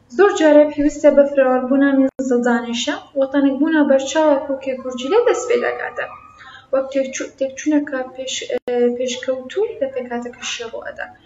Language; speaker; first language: Central Kurdish; non-native, local second language; Kurdish